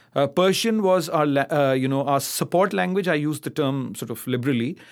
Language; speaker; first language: English; non-native, local second language; Urdu